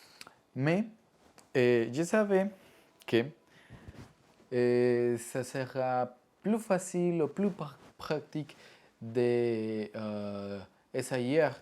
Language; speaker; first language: French; non-native, learner; Spanish